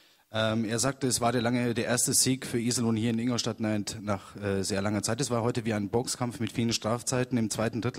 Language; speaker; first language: German; native; German